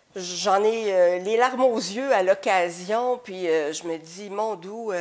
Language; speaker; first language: French; native; French